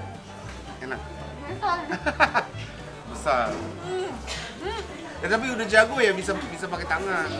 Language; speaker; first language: Indonesian; non-native, fluent; Japanese